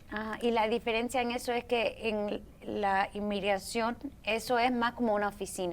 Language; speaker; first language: Spanish; early bilingual, heritage; Spanish